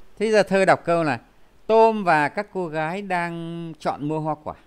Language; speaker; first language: Vietnamese; native; Vietnamese